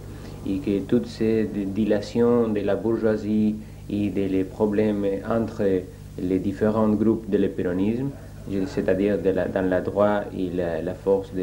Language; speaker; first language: French; non-native, learner; Spanish